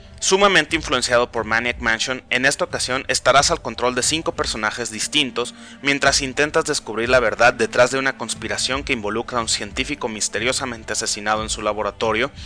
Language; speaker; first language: Spanish; native; Spanish